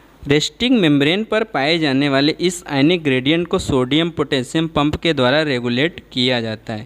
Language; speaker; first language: Hindi; native; Hindi